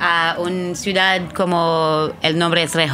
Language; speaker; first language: Spanish; non-native, learner; Hebrew